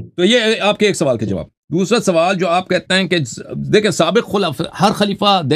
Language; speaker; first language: Urdu; non-native, local second language; Balti